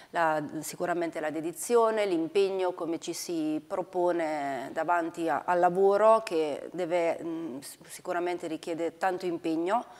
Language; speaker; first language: Italian; native; Italian